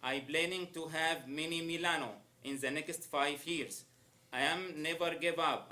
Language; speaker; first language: English; non-native, learner; Arabic